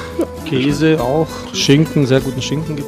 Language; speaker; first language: German; early bilingual, heritage; Croatian